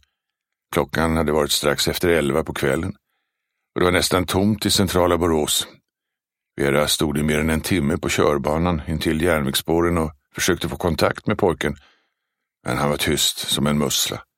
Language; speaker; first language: Swedish; native; Swedish